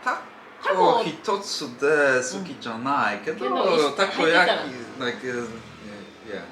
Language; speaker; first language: Japanese; non-native, learner; Polish